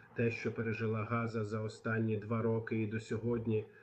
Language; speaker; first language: Ukrainian; non-native, fluent; Arabic